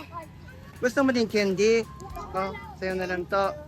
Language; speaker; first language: Filipino; non-native, fluent; Japanese